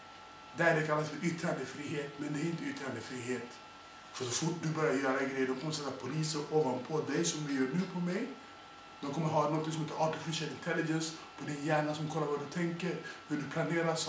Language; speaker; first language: Swedish; non-native, fluent; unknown